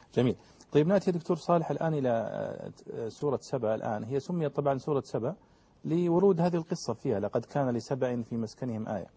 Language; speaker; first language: Arabic; native; Arabic